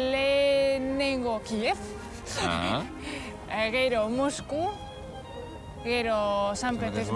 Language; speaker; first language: Basque; non-native, learner; Russian